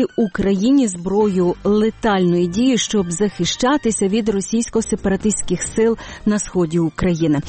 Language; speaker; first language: Ukrainian; native; Ukrainian